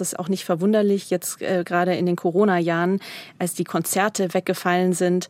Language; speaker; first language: German; native; German